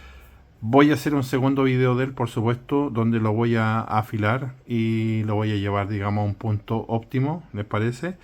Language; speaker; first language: Spanish; native; Spanish